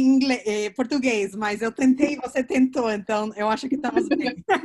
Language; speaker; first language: Portuguese; non-native, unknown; English